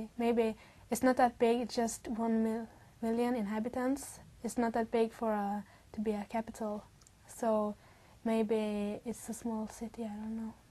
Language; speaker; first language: English; non-native, learner; Norwegian